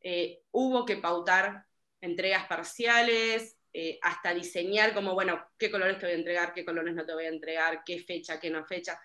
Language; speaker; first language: Spanish; native; Spanish